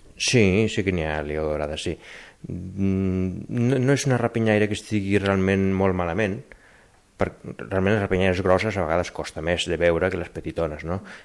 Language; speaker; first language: Catalan; native; Catalan